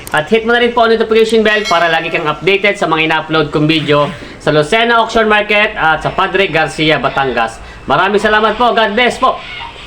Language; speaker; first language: Filipino; native; Filipino